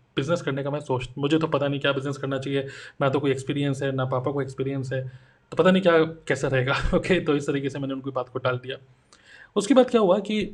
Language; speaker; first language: Hindi; native; Hindi